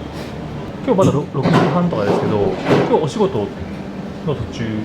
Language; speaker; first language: Japanese; native; Japanese